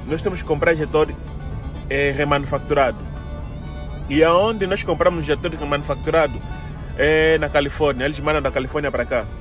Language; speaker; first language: Portuguese; native; Portuguese